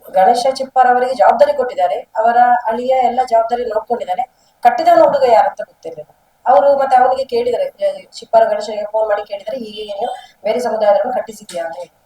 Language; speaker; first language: Kannada; non-native, local second language; Tulu